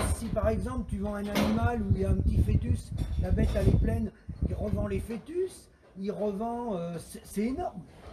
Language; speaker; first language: French; native; French